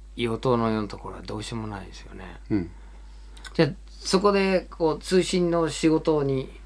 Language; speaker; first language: Japanese; non-native, fluent; English